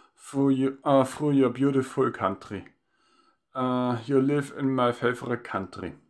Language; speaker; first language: English; non-native, fluent; German